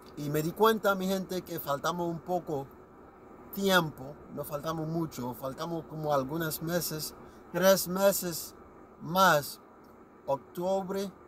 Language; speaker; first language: Spanish; non-native, fluent; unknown